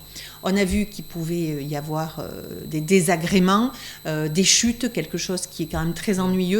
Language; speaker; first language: French; native; French